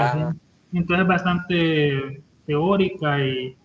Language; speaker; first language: Spanish; native; Spanish